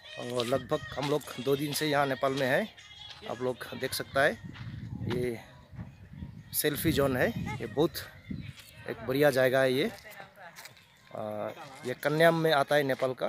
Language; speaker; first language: Hindi; non-native, local second language; Bangla